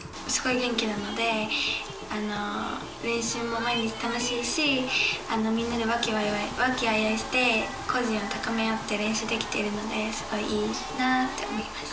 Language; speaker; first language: Japanese; native; Japanese